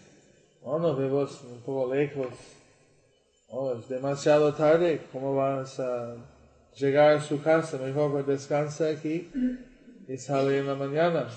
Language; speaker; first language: Spanish; non-native, learner; English